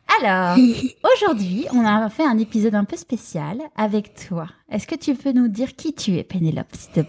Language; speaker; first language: French; native; French